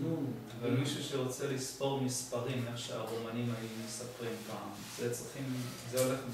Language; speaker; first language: Hebrew; non-native, fluent; English